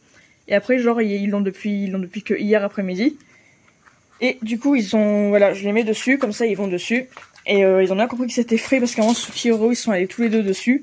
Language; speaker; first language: French; native; French